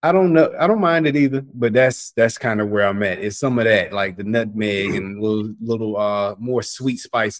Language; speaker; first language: English; native; English